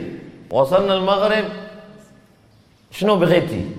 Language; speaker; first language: Arabic; non-native, fluent; Indonesian